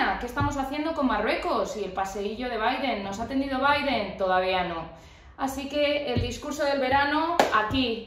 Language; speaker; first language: Spanish; native; Spanish